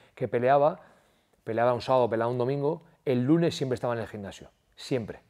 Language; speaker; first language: Spanish; native; Spanish